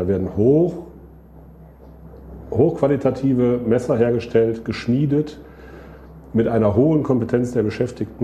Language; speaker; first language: German; native; German